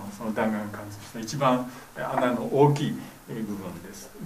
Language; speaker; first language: Japanese; native; Japanese